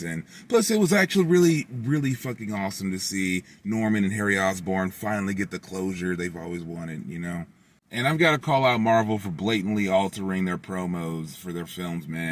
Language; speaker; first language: English; native; English